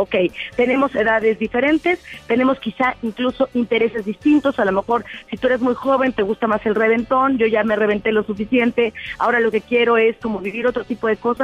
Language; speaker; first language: Spanish; native; Spanish